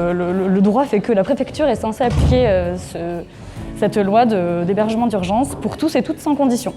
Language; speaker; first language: French; native; French